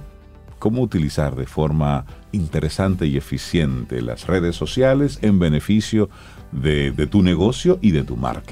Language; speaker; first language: Spanish; native; Spanish